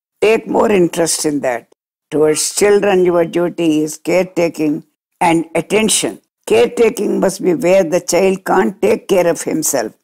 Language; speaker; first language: English; non-native, local second language; Telugu